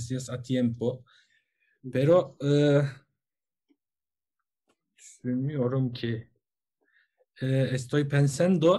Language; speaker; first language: Spanish; non-native, learner; Turkish